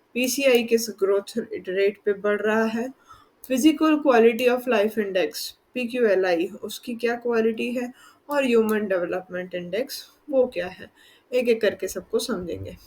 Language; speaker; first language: Hindi; non-native, local second language; Gujarati